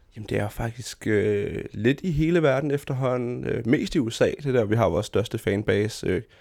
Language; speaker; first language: Danish; native; Danish